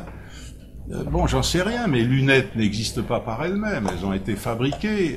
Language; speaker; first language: French; native; French